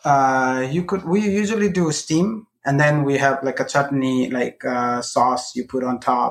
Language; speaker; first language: English; non-native, local second language; Nepali